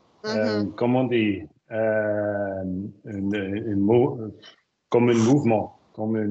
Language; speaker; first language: French; non-native, learner; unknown